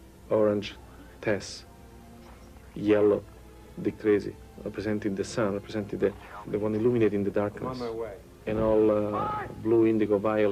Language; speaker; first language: English; non-native, fluent; Italian